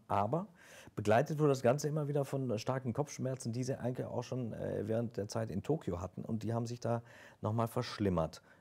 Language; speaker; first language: German; native; German